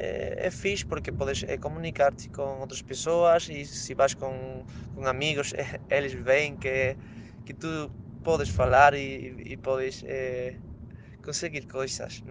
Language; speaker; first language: Portuguese; non-native, fluent; Spanish